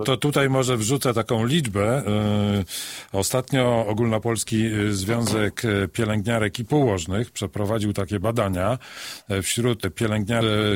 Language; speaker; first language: Polish; native; Polish